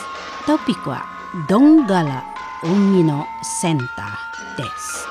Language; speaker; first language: Japanese; non-native, learner; Indonesian